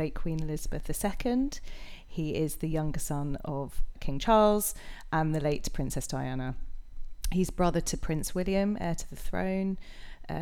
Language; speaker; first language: English; native; English